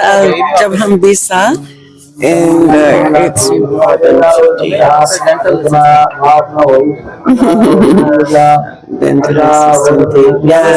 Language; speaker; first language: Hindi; non-native, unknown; English